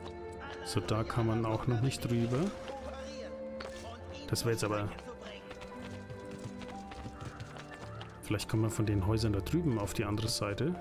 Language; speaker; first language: German; native; German